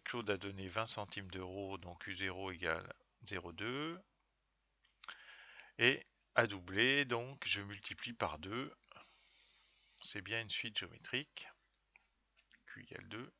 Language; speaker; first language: French; native; French